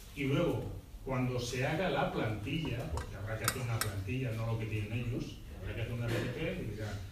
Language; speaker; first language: Spanish; native; Spanish